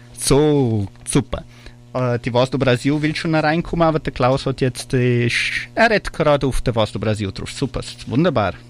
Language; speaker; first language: German; early bilingual, heritage; German